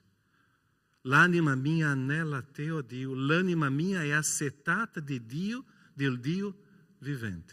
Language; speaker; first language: Italian; non-native, fluent; Portuguese